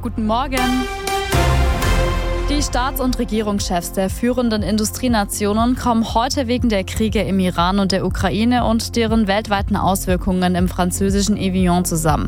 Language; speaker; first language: German; native; German